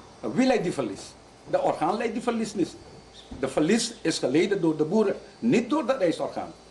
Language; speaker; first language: Dutch; native; Dutch